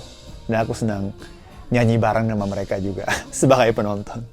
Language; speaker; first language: Indonesian; non-native, fluent; Japanese